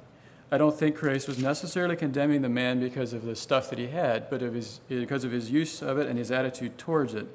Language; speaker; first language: English; native; English